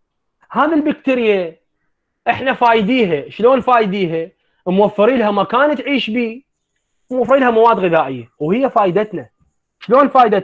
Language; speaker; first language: Arabic; native; Arabic